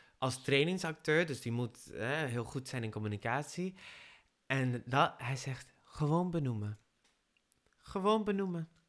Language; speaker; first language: Dutch; non-native, fluent; Spanish